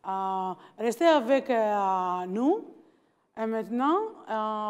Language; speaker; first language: French; non-native, learner; Greek